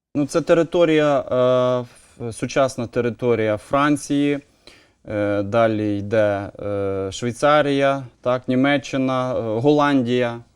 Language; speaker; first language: Ukrainian; native; Ukrainian